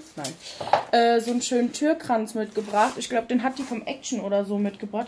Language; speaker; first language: German; native; German